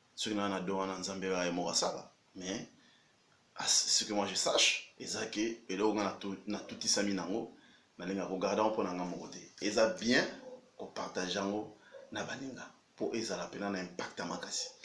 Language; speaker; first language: French; non-native, local second language; Lingala